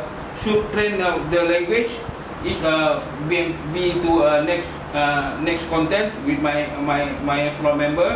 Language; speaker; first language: English; non-native, learner; Malay